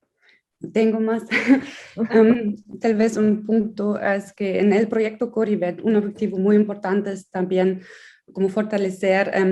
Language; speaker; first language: Spanish; non-native, fluent; German